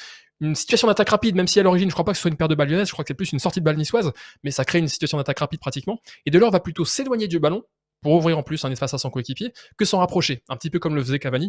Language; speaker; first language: French; native; French